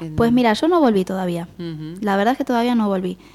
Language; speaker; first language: Spanish; native; Spanish